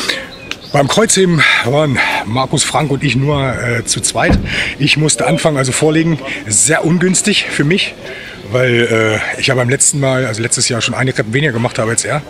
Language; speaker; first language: German; native; German